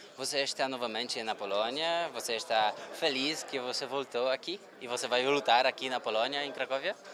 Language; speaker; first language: Portuguese; non-native, learner; Polish